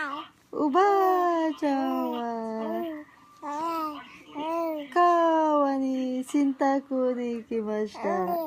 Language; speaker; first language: Japanese; non-native, learner; Filipino